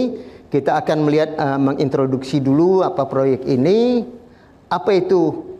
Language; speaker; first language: Indonesian; native; Indonesian